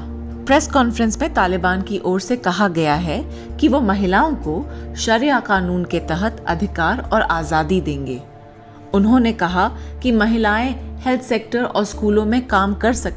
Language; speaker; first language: Hindi; native; Hindi